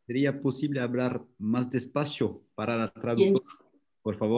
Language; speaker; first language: Spanish; non-native, learner; French